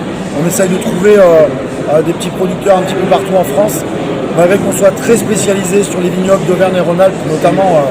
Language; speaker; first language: French; native; French